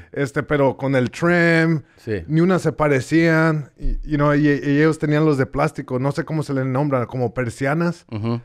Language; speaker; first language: Spanish; early bilingual, heritage; Spanish